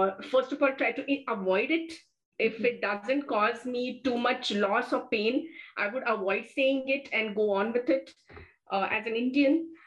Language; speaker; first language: English; non-native, local second language; Marathi